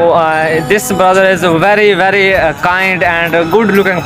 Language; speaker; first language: English; non-native, local second language; Urdu